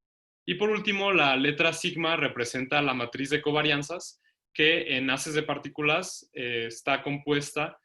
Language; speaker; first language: Spanish; native; Spanish